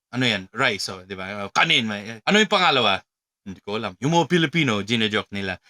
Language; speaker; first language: Filipino; non-native, fluent; English